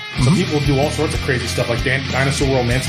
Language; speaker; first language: English; native; English